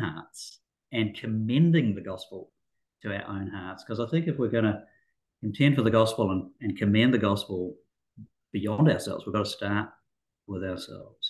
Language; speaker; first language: English; native; English